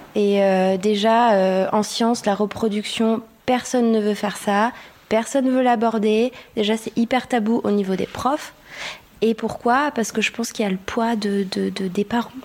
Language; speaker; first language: French; non-native, fluent; Spanish